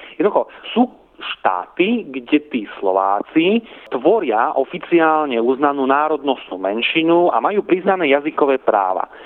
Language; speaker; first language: Slovak; non-native, local second language; Rusyn